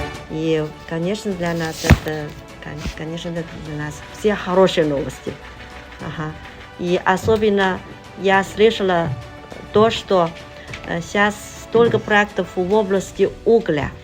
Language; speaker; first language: Russian; non-native, fluent; Chinese